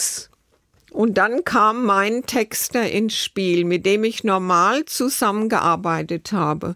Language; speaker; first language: German; native; German